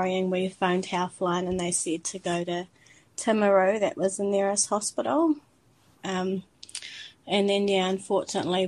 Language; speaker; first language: English; native; English